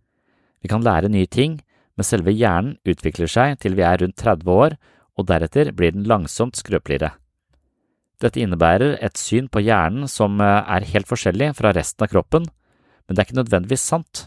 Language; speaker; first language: Norwegian; native; Norwegian